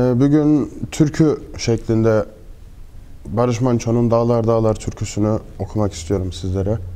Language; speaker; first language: Turkish; early bilingual, heritage; Turkish